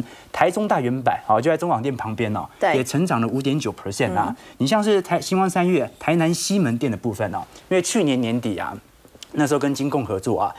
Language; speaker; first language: Chinese; native; Chinese